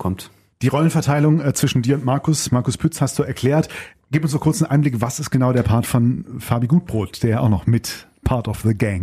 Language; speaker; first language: German; native; German